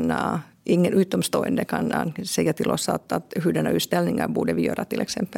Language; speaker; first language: Swedish; non-native, local second language; Finnish